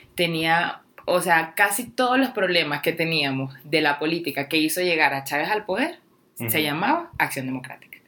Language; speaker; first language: Spanish; native; Spanish